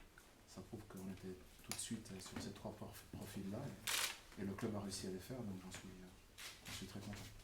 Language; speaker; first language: French; native; French